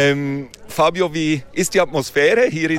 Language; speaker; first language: German; native; German